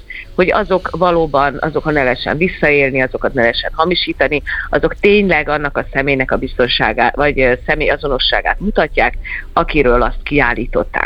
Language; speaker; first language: Hungarian; native; Hungarian